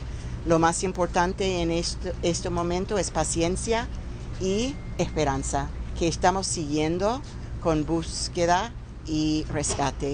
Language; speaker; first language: Spanish; non-native, fluent; English